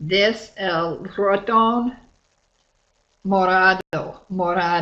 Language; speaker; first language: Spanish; non-native, fluent; English